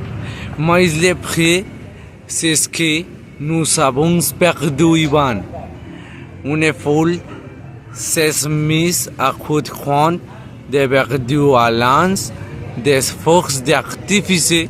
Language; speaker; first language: French; non-native, learner; Spanish